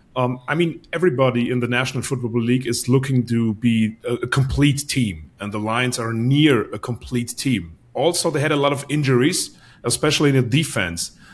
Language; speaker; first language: English; non-native, fluent; German